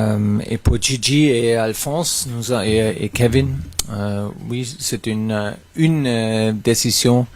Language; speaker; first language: French; non-native, fluent; German